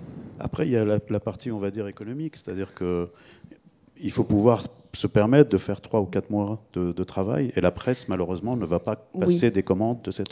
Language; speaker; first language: French; native; French